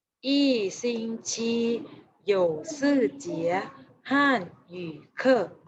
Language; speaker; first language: Chinese; non-native, fluent; Thai